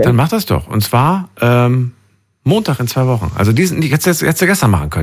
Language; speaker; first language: German; native; German